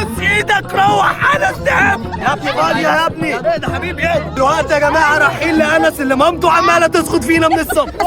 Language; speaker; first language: Arabic; native; Arabic